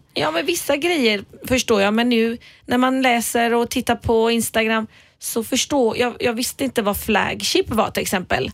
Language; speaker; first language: Swedish; non-native, fluent; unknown